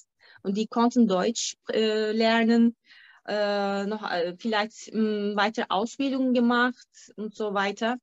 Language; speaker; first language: German; non-native, fluent; Turkish